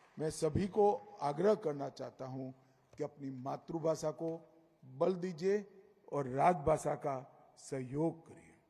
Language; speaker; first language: Hindi; non-native, local second language; Gujarati